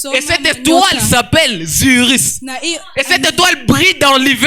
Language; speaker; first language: French; non-native, local second language; Swahili